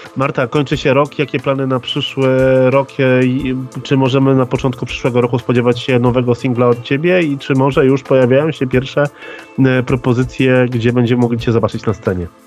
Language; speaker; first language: Polish; native; Polish